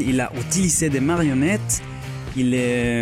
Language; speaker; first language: French; non-native, fluent; Spanish